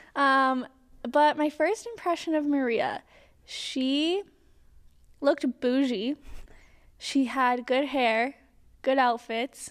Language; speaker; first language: English; native; English